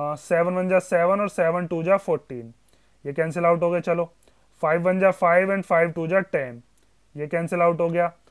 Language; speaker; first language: Hindi; native; Hindi